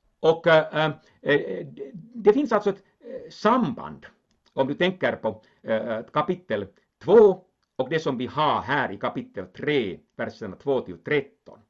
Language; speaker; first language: Swedish; non-native, local second language; Finnish